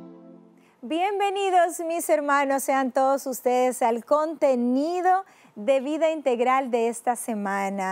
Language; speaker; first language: Spanish; native; Spanish